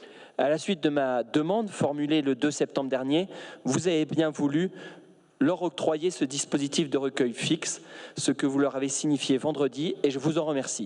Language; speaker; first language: French; native; French